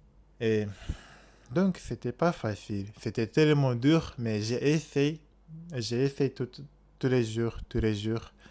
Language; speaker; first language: French; non-native, learner; Japanese